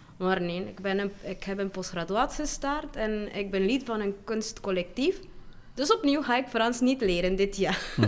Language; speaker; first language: Dutch; non-native, fluent; Spanish